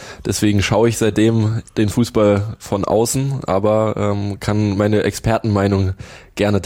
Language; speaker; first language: German; native; German